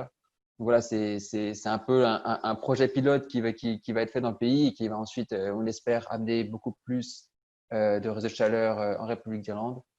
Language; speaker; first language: French; native; French